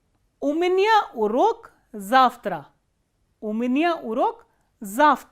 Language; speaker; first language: Russian; non-native, fluent; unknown